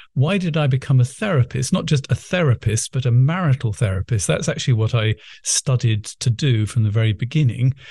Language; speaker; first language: English; native; English